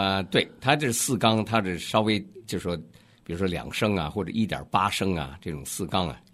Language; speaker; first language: Chinese; native; Chinese